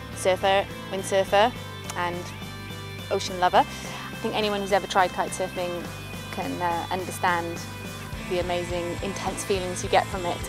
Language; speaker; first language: English; native; English